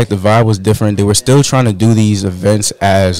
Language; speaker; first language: English; native; English